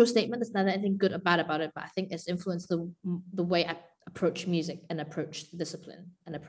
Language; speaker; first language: English; non-native, local second language; Cantonese